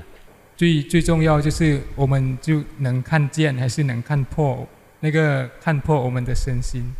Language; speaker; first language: Chinese; non-native, fluent; Thai